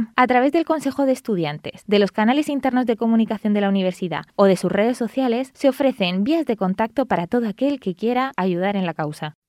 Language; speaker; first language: Spanish; native; Spanish